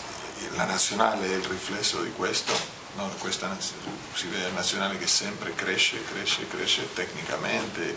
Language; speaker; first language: Italian; non-native, fluent; Spanish